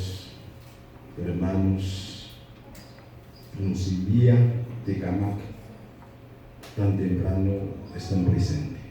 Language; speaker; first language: Spanish; non-native, fluent; Haitian Creole